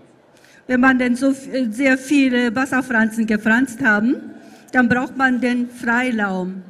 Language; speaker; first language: German; non-native, fluent; Japanese